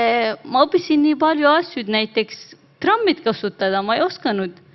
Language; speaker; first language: Estonian; non-native, learner; Arabic